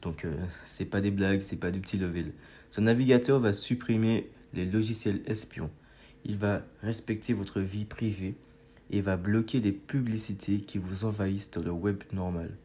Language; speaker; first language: French; native; French